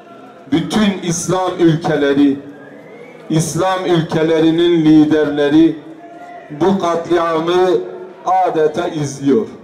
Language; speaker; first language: Turkish; native; Turkish